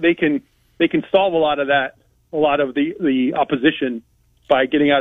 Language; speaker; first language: English; native; English